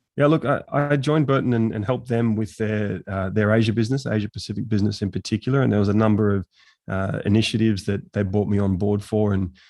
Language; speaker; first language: English; native; English